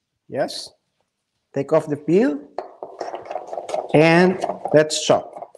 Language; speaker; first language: English; non-native, local second language; Filipino